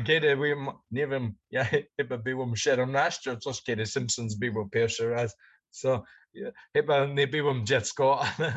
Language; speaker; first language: Polish; non-native, learner; English